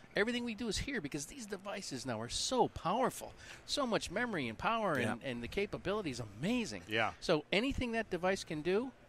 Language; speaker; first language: English; native; English